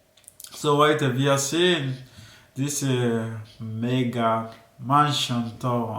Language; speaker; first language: German; non-native, learner; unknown